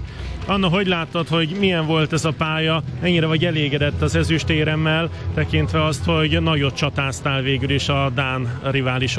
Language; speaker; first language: Hungarian; native; Hungarian